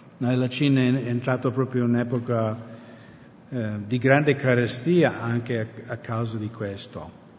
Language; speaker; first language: Italian; non-native, fluent; English